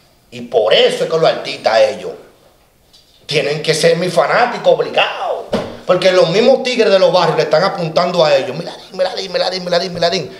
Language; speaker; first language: Spanish; native; Spanish